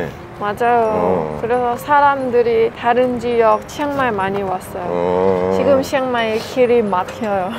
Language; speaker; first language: Korean; non-native, learner; Thai